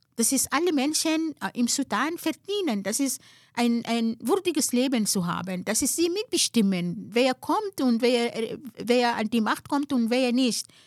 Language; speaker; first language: German; non-native, fluent; Arabic